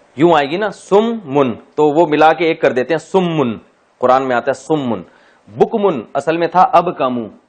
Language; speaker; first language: Urdu; native; Urdu